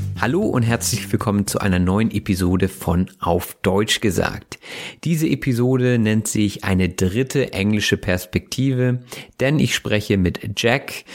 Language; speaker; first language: German; native; German